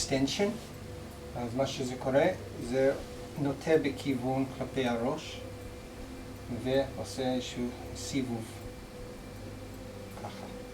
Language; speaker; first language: Hebrew; non-native, fluent; English